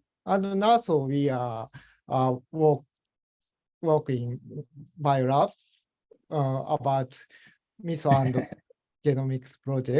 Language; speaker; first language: English; non-native, learner; Japanese